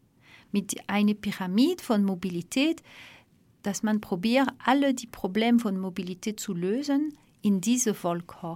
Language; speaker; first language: German; non-native, fluent; French